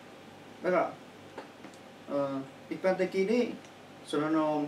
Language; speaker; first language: Japanese; non-native, learner; Chinese